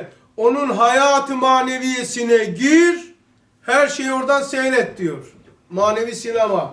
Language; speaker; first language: Turkish; native; Turkish